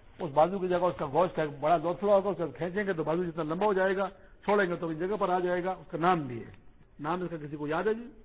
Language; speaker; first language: Urdu; non-native, local second language; Pashto